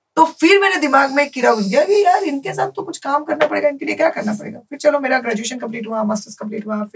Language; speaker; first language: Hindi; non-native, local second language; Bangla